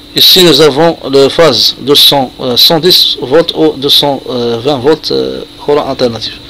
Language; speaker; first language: French; non-native, local second language; Arabic